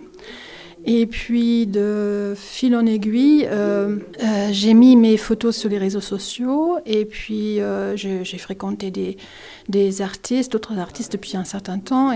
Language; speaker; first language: French; non-native, fluent; German